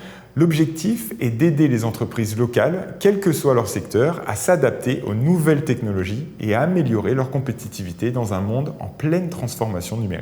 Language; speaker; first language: French; native; French